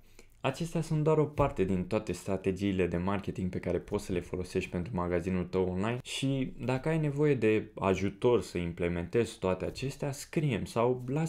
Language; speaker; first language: Romanian; native; Romanian